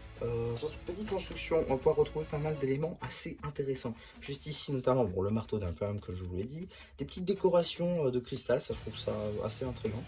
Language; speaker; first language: French; native; French